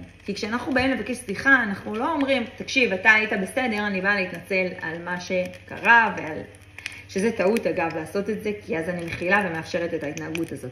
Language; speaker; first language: Hebrew; native; Hebrew